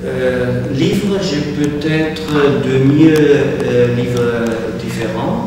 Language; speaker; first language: French; non-native, fluent; German